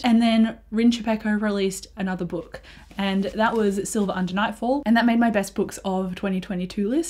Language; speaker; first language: English; native; English